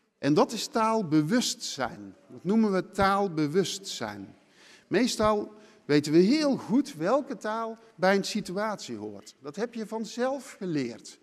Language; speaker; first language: Dutch; native; Dutch